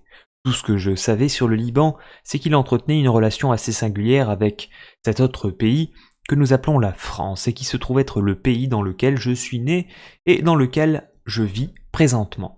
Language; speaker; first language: French; native; French